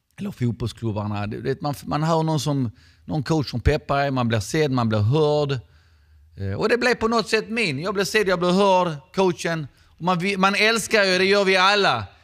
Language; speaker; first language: Swedish; non-native, fluent; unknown